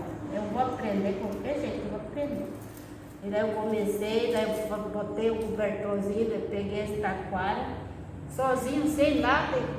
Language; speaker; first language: Portuguese; non-native, local second language; Guarani